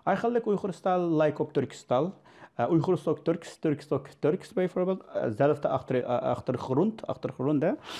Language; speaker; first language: Dutch; non-native, learner; Uyghur